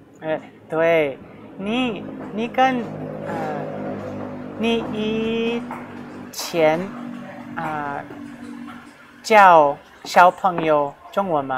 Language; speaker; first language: Chinese; non-native, learner; English